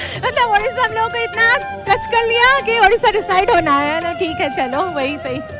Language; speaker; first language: Hindi; non-native, local second language; Bangla